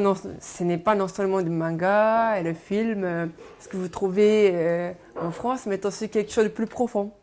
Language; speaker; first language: French; non-native, fluent; Japanese